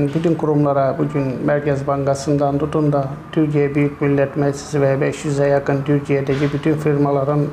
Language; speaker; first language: Turkish; native; Turkish